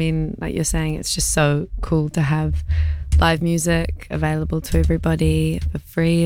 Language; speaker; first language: English; native; English